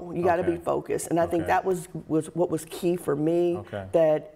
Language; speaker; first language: English; native; English